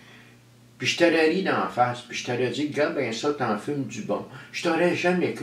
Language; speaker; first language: French; native; French